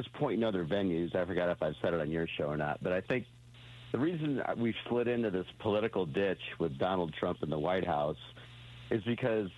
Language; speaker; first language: English; native; English